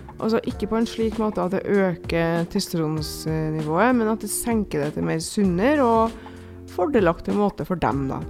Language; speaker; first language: Norwegian; native; Norwegian